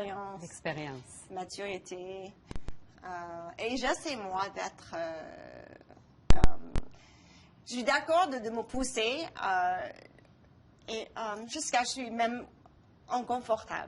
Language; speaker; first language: French; non-native, local second language; English